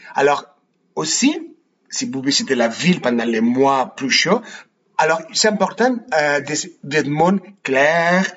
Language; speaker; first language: French; non-native, fluent; Spanish